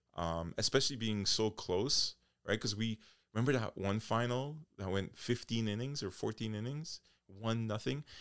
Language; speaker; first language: English; early bilingual, other home language; Polish